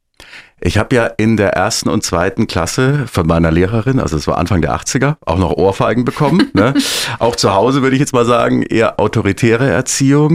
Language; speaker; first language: German; native; German